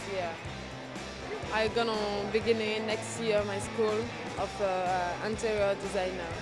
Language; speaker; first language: English; non-native, learner; French